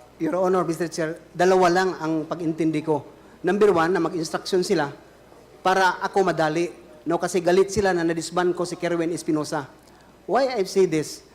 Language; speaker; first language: Filipino; non-native, local second language; Cebuano